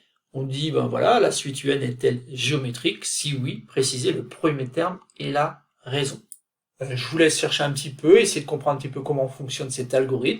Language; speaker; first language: French; native; French